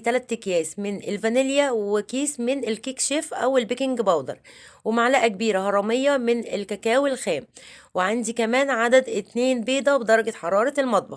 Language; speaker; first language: Arabic; native; Arabic